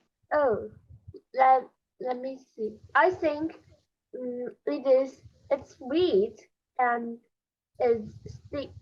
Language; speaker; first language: English; non-native, learner; Chinese